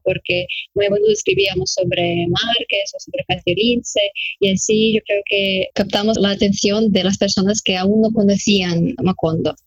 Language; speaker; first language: Spanish; non-native, fluent; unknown